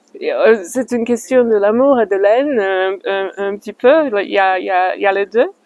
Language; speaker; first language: French; non-native, fluent; Slovak